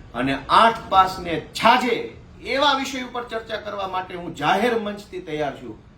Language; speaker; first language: Gujarati; native; Gujarati